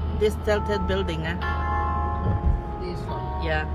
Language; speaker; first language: English; non-native, learner; Filipino